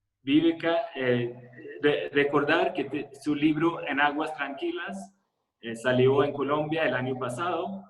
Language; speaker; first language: Spanish; non-native, fluent; Swedish